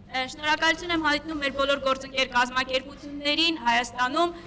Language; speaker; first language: Armenian; native; Armenian